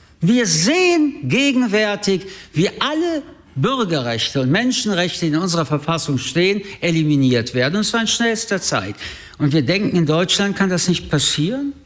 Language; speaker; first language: German; early bilingual, other home language; French